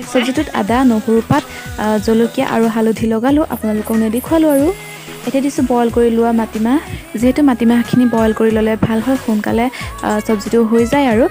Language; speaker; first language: Assamese; non-native, local second language; Mising